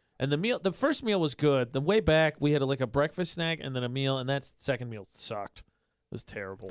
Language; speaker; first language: English; native; English